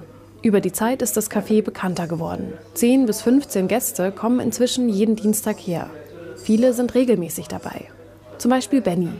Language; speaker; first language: German; native; German